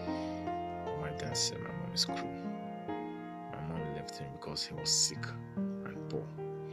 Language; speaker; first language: English; non-native, local second language; Igbo